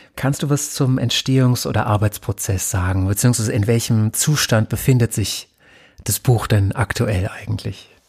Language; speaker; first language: German; native; German